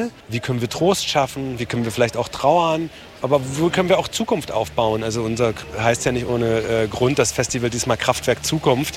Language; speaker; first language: German; native; German